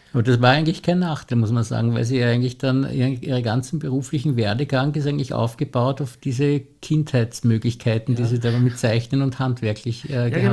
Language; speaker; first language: German; native; German